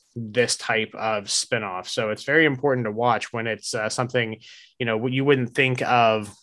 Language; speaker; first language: English; native; English